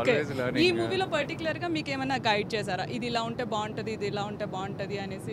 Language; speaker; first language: Telugu; native; Telugu